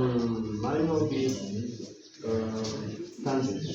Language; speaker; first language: German; non-native, learner; Kinyarwanda